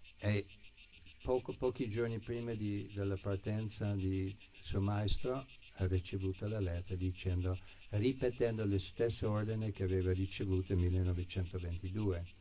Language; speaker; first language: Italian; non-native, fluent; English